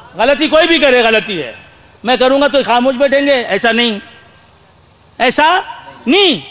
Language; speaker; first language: Urdu; native; Urdu